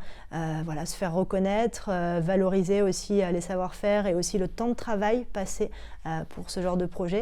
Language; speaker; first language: French; native; French